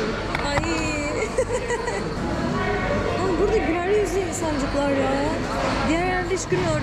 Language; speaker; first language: Turkish; native; Turkish